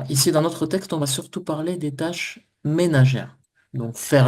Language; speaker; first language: French; native; French